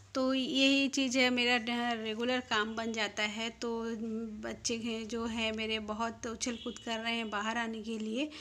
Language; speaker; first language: Hindi; non-native, local second language; Bangla